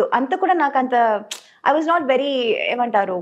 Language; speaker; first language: Telugu; non-native, local second language; Tamil